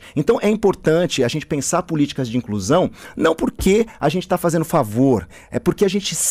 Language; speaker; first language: Portuguese; native; Portuguese